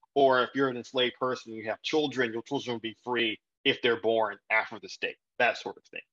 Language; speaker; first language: English; native; English